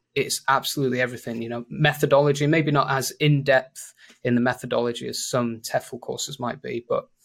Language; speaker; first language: English; native; English